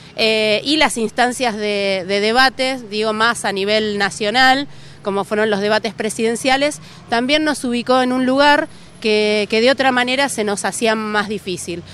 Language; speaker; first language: Spanish; native; Spanish